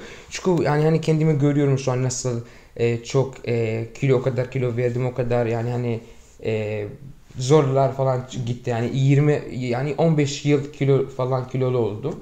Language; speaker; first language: Turkish; non-native, fluent; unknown